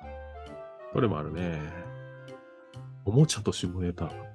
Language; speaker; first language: Japanese; native; Japanese